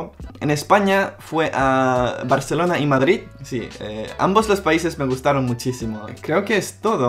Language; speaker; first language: Spanish; non-native, local second language; Czech